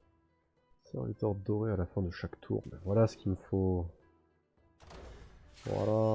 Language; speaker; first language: French; native; French